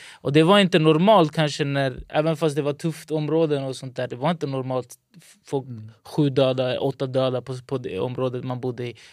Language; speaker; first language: Swedish; early bilingual, other home language; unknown